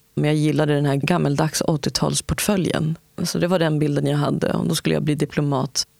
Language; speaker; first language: Swedish; early bilingual, other home language; Kurdish